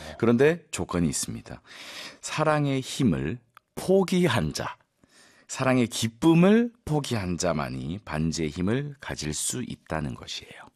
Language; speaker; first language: Korean; native; Korean